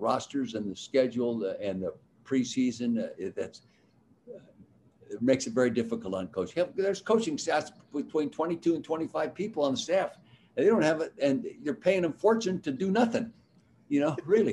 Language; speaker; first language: English; native; English